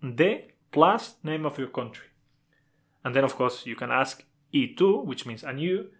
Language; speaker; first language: English; non-native, fluent; Spanish